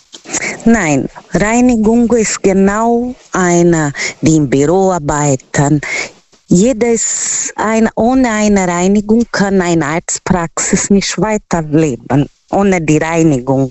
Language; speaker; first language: German; non-native, learner; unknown